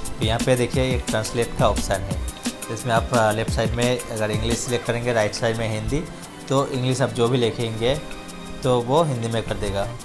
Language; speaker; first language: Hindi; non-native, local second language; Bangla